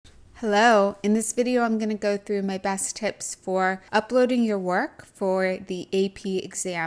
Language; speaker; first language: English; native; English